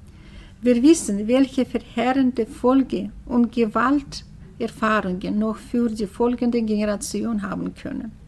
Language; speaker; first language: German; early bilingual, heritage; German